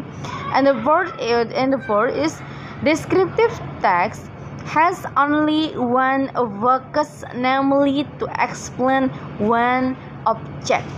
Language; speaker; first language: English; non-native, fluent; Indonesian